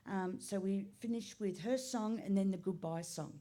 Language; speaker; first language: English; native; English